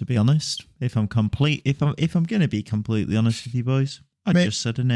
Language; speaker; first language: English; native; English